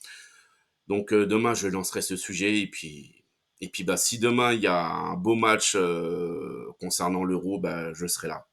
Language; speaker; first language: French; native; French